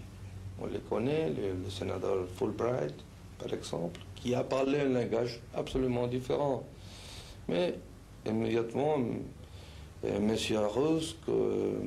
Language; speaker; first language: French; non-native, learner; Spanish